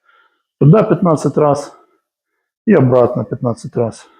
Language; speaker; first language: Russian; native; Russian